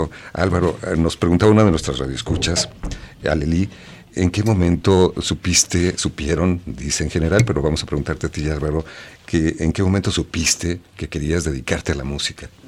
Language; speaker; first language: Spanish; native; Spanish